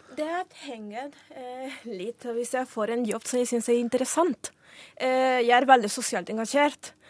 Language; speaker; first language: Norwegian; non-native, fluent; Spanish